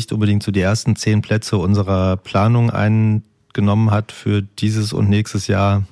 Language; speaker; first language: German; native; German